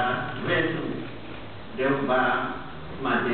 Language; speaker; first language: Portuguese; non-native, local second language; Kayapó